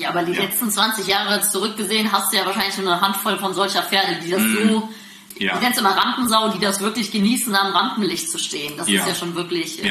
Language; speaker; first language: German; native; German